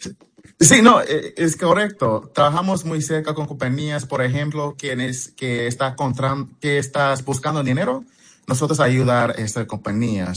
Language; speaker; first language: Spanish; early bilingual, heritage; English